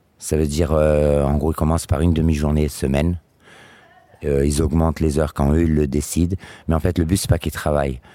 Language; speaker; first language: French; native; French